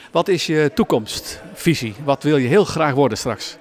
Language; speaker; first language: Dutch; native; Dutch